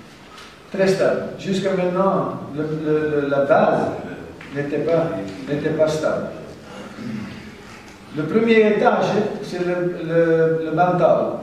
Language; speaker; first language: French; non-native, fluent; German